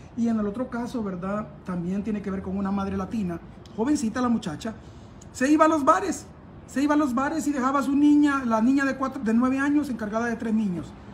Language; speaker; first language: Spanish; native; Spanish